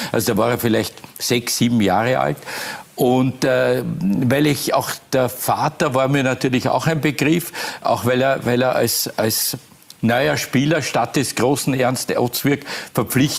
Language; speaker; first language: German; native; German